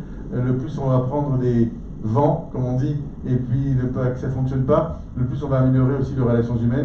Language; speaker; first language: French; native; French